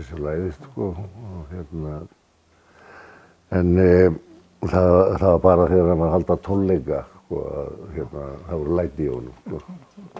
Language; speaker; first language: Icelandic; native; Icelandic